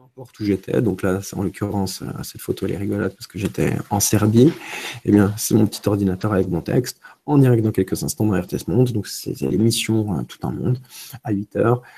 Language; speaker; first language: French; early bilingual, other home language; Romanian